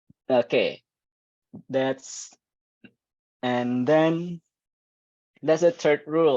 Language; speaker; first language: English; non-native, fluent; Indonesian